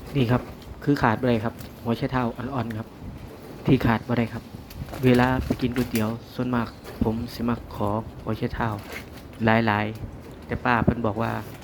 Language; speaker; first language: Thai; native; Thai